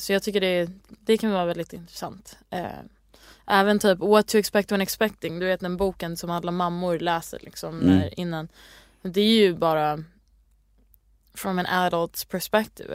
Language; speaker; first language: Swedish; early bilingual, other home language; English